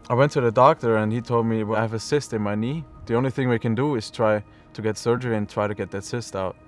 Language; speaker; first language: English; non-native, fluent; German